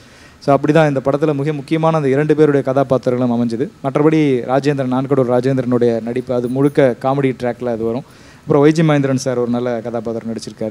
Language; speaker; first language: Tamil; native; Tamil